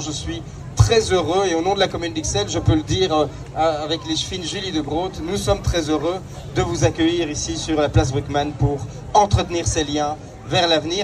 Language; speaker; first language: French; native; French